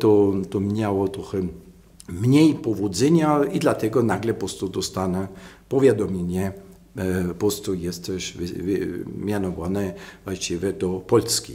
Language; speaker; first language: Polish; non-native, fluent; German